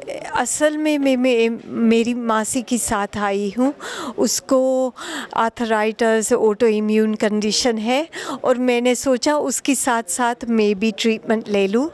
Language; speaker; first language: Hindi; early bilingual, heritage; Hindi